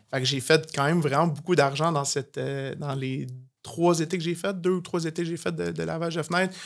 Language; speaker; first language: French; native; French